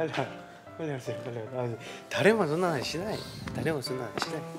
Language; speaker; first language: Korean; native; Korean